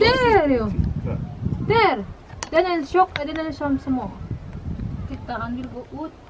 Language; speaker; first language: Swedish; non-native, learner; Indonesian